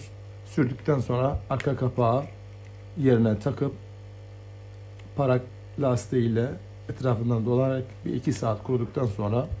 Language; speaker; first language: Turkish; native; Turkish